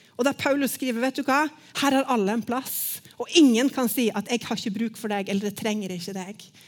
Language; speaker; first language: Norwegian; native; Norwegian